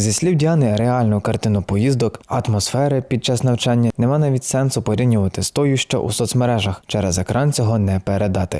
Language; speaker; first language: Ukrainian; native; Ukrainian